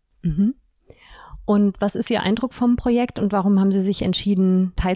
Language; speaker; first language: German; native; German